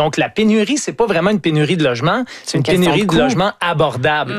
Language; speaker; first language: French; native; French